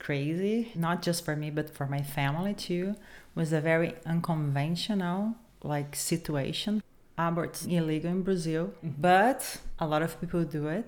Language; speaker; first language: English; non-native, fluent; Portuguese